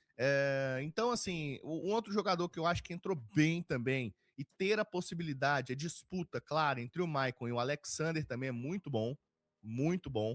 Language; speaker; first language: Portuguese; native; Portuguese